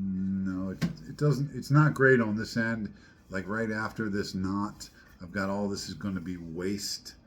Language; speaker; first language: English; native; English